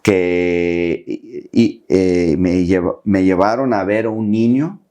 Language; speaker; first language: Spanish; early bilingual, heritage; Spanish